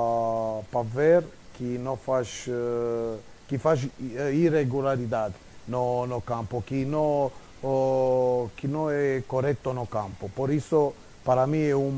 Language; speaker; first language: Portuguese; non-native, fluent; Romanian